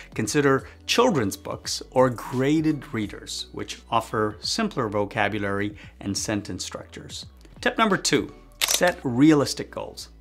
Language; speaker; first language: English; non-native, fluent; Chinese